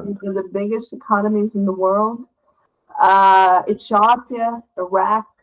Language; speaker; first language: English; non-native, fluent; Portuguese